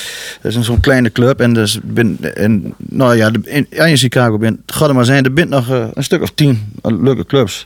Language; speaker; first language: Dutch; native; Dutch